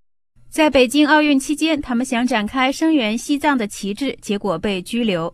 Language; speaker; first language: Chinese; native; Chinese